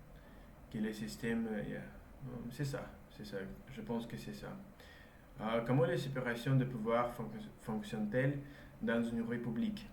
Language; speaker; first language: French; non-native, learner; Russian